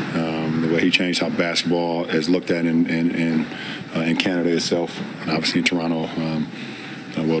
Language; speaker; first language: English; native; English